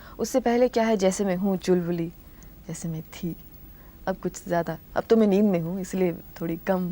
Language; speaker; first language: Hindi; non-native, local second language; Tamil